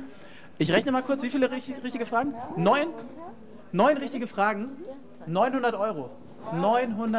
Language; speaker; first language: German; native; German